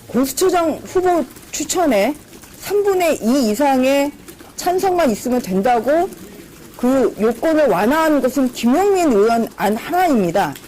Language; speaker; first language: Korean; native; Korean